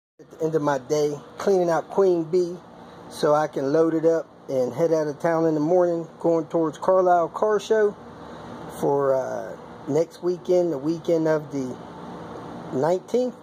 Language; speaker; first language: English; native; English